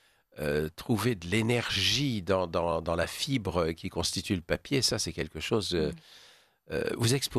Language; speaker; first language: French; native; French